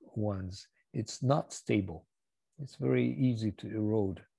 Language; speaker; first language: English; non-native, fluent; Japanese